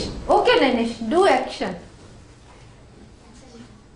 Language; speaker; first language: English; non-native, fluent; Gujarati